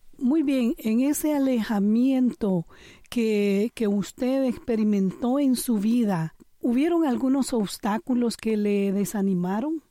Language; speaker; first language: Spanish; native; Spanish